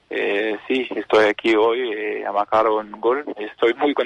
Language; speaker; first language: Spanish; non-native, learner; Danish